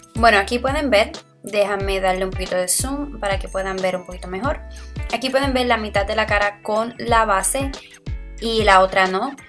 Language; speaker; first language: Spanish; early bilingual, heritage; Spanish